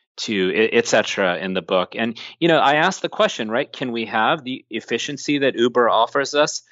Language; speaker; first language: English; native; English